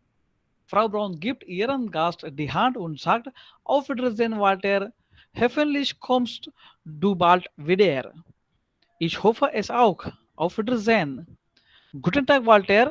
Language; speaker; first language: German; non-native, fluent; Marathi